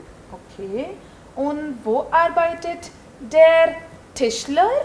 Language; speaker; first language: German; non-native, fluent; Hindi